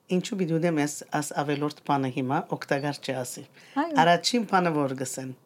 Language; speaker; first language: Armenian; native; Armenian